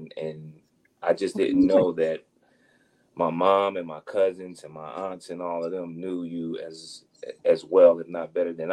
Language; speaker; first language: English; native; English